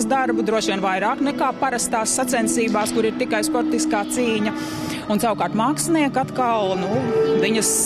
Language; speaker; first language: Latvian; native; Latvian